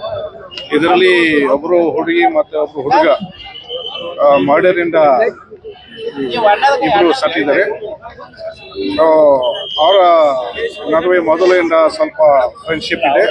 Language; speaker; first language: Kannada; non-native, fluent; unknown